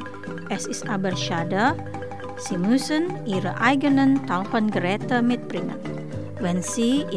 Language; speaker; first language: German; non-native, fluent; Indonesian